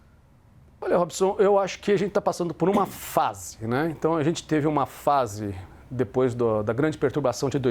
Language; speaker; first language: Portuguese; native; Portuguese